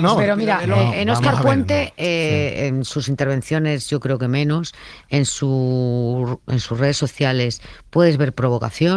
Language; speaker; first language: Spanish; native; Spanish